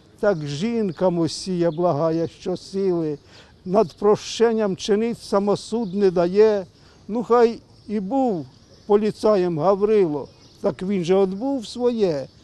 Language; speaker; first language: Ukrainian; native; Ukrainian